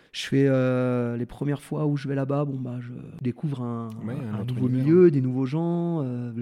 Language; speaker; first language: French; native; French